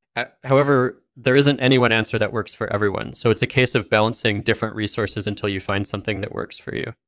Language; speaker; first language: English; native; English